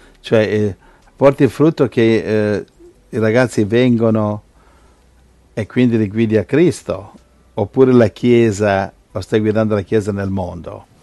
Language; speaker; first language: Italian; native; Italian